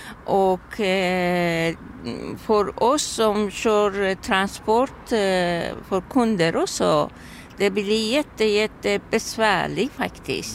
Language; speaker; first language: Swedish; non-native, learner; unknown